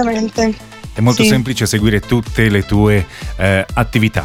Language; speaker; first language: Italian; native; Italian